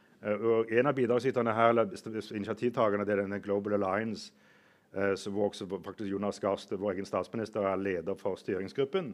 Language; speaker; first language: Norwegian; native; Norwegian